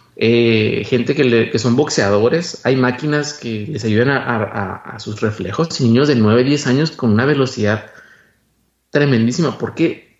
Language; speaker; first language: Spanish; native; Spanish